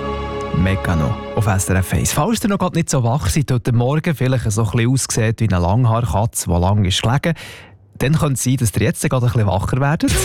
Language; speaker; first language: German; native; German